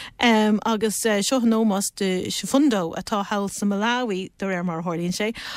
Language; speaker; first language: Irish; native; Irish